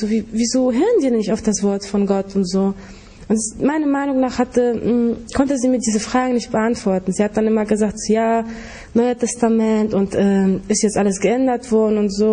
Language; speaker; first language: German; early bilingual, other home language; Polish